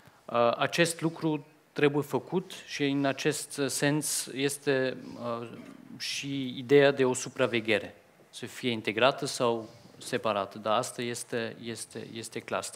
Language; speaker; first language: Romanian; non-native, fluent; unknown